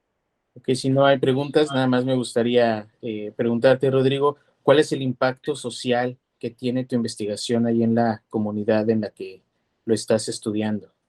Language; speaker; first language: Spanish; native; Spanish